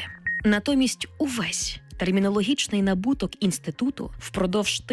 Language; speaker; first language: Ukrainian; native; Ukrainian